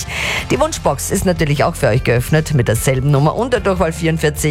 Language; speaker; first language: German; native; German